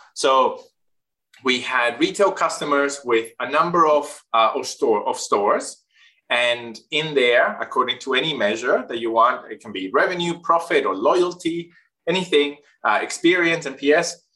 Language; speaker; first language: English; non-native, fluent; Spanish